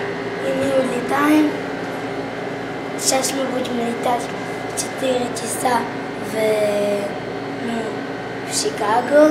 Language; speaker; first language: Russian; early bilingual, heritage; Hebrew